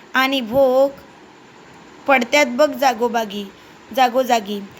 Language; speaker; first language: Hindi; non-native, local second language; Marathi